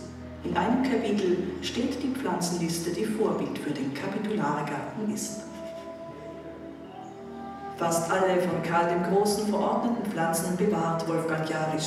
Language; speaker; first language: German; native; German